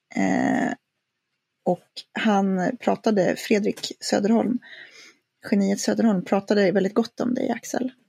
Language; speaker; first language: Swedish; native; Swedish